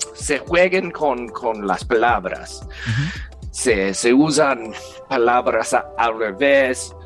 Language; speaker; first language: Spanish; non-native, fluent; English